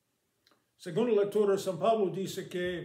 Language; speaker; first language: Spanish; non-native, fluent; English